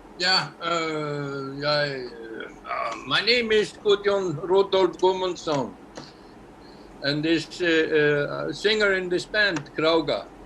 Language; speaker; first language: English; non-native, learner; Icelandic